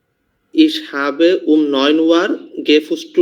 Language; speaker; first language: German; non-native, learner; Bangla